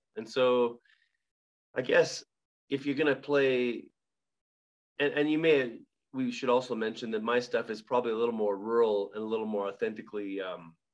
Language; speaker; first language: English; native; English